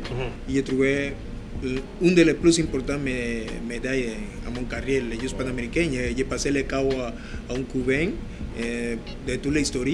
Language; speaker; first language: French; non-native, learner; Spanish